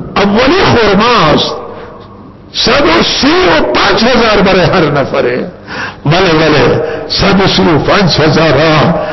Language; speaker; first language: Persian; non-native, local second language; Baluchi